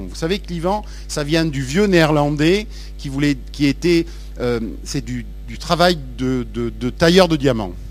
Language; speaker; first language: French; native; French